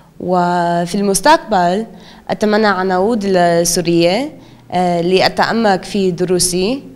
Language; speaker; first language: Arabic; non-native, fluent; English